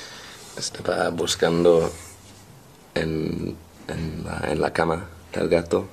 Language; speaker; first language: Spanish; non-native, learner; English